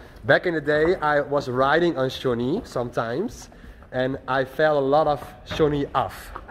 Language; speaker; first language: English; non-native, learner; Western Frisian